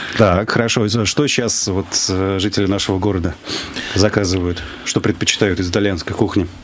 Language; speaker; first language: Russian; native; Russian